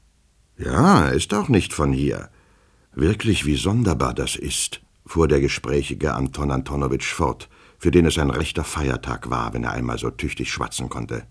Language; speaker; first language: German; native; German